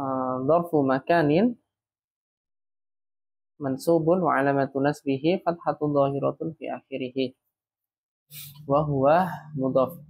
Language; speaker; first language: Arabic; non-native, fluent; Indonesian